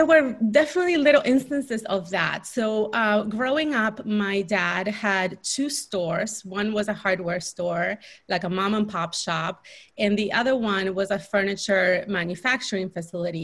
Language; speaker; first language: English; non-native, fluent; Spanish